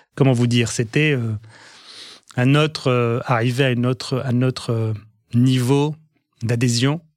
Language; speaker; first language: French; non-native, local second language; Arabic